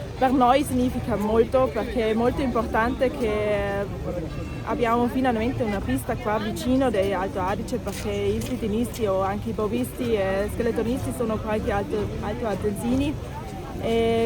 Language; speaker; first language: Italian; non-native, local second language; German